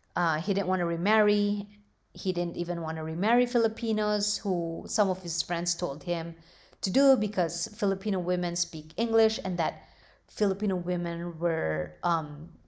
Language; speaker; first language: English; non-native, local second language; Filipino